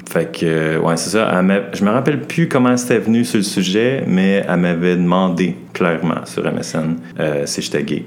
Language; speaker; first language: French; native; French